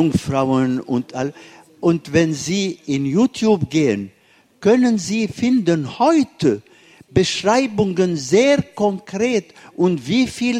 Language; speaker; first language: German; non-native, fluent; Arabic